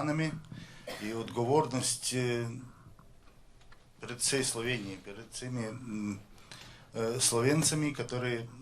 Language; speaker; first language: Slovenian; non-native, learner; Russian